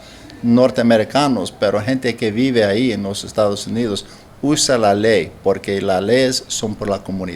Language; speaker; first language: Spanish; non-native, learner; English